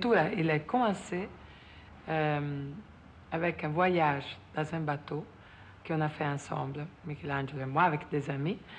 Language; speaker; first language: French; non-native, fluent; Italian